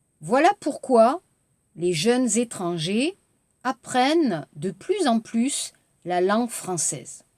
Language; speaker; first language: French; native; French